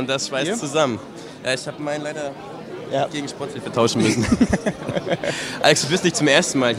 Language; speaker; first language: German; native; German